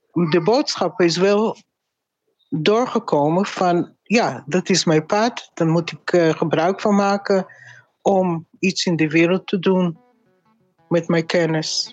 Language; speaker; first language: Dutch; non-native, fluent; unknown